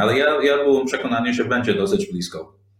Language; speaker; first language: Polish; non-native, learner; English